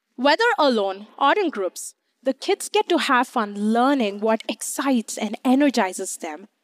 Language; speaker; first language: English; non-native, local second language; Hindi